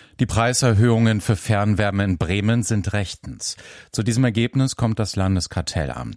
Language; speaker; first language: German; native; German